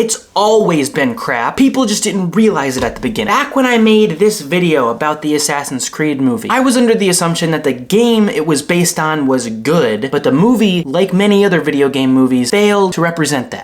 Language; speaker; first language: English; native; English